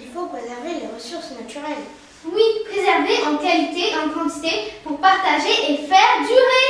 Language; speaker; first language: French; native; French